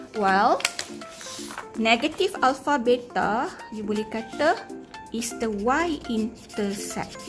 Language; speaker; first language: English; non-native, local second language; Malay